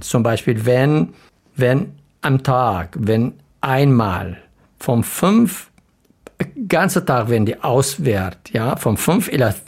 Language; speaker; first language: German; non-native, learner; Arabic